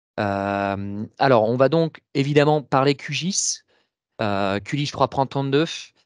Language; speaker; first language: French; native; French